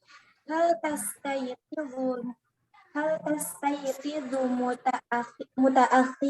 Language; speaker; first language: Arabic; non-native, learner; Indonesian